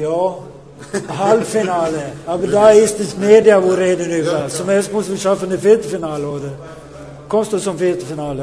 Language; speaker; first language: German; non-native, learner; Swedish